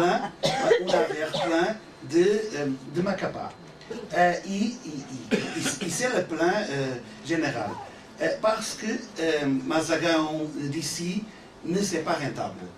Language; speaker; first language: French; non-native, learner; Portuguese